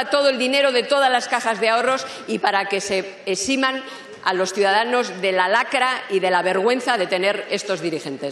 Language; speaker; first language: Spanish; native; Spanish